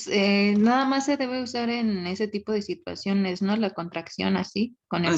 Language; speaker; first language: Spanish; native; Spanish